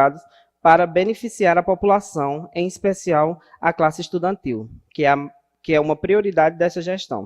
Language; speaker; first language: Portuguese; native; Portuguese